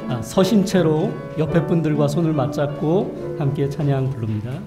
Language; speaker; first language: Korean; native; Korean